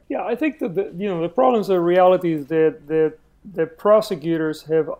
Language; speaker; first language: English; early bilingual, other home language; Spanish